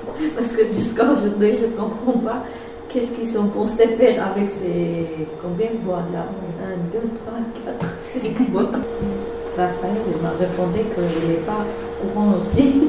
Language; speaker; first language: French; non-native, learner; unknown